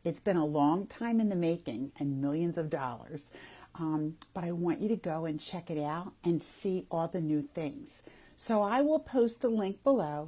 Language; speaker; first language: English; native; English